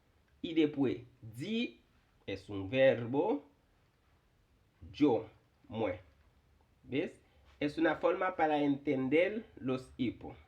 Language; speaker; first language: Spanish; non-native, fluent; Haitian Creole